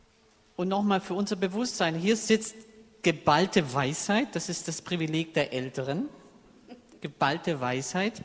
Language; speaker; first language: German; native; German